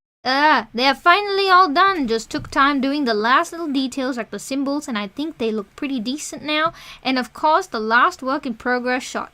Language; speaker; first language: English; native; English